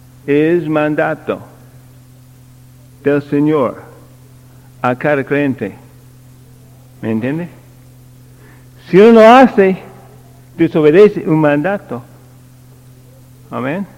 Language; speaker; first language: Spanish; non-native, learner; English